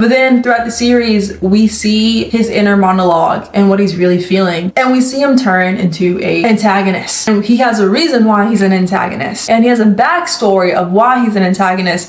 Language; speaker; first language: English; native; English